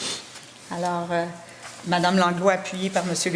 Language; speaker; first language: French; native; French